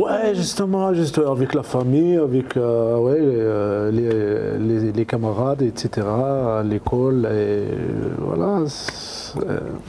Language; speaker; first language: French; non-native, learner; Arabic